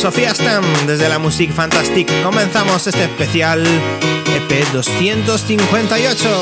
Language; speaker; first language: Spanish; native; Spanish